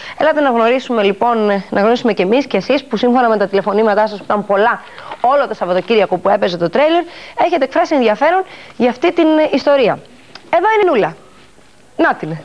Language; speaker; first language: Greek; native; Greek